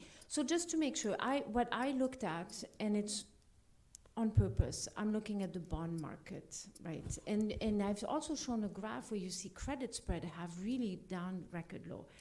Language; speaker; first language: English; non-native, fluent; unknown